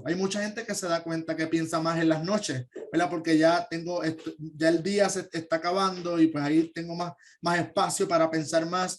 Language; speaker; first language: Spanish; native; Spanish